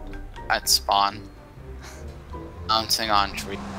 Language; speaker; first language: English; native; English